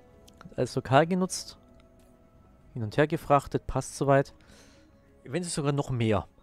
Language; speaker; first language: German; native; German